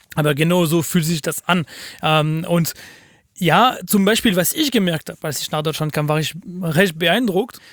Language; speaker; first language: German; non-native, fluent; French